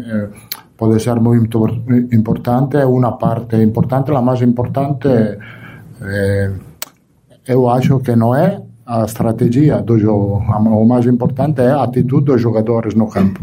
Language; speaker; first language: Spanish; non-native, fluent; Italian